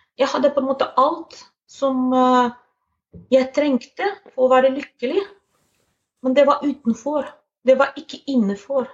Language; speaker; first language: Norwegian; non-native, fluent; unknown